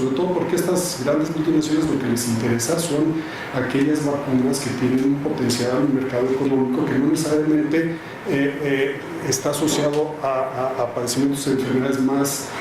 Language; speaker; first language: Spanish; native; Spanish